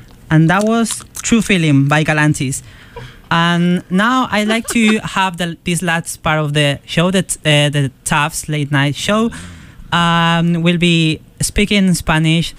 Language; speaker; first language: English; non-native, fluent; Spanish